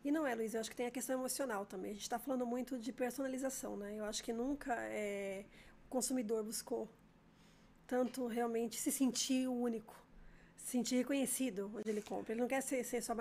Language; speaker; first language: Portuguese; native; Portuguese